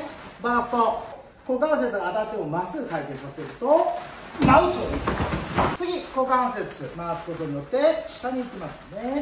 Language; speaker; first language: Japanese; native; Japanese